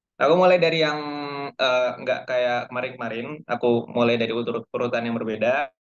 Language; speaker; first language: Indonesian; native; Indonesian